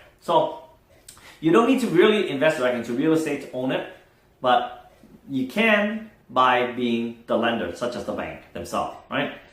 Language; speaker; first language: English; non-native, fluent; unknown